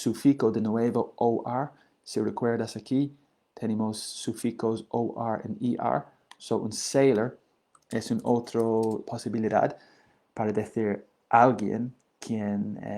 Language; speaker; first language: Spanish; non-native, learner; English